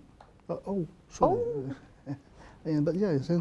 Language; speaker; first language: Dutch; non-native, learner; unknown